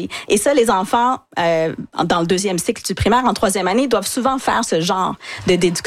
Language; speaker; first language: French; native; French